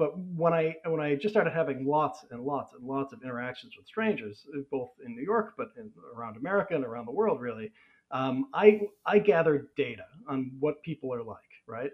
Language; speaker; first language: English; native; English